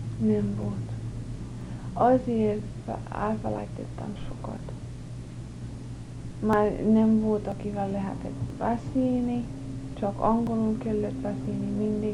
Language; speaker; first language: Hungarian; early bilingual, heritage; English